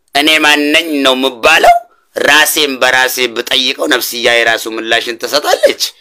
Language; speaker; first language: Amharic; non-native, local second language; Oromo